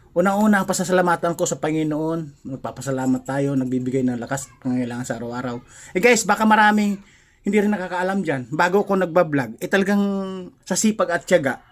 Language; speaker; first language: Filipino; non-native, local second language; Cebuano